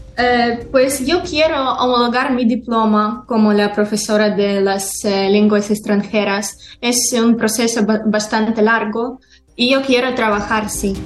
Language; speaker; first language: Spanish; non-native, fluent; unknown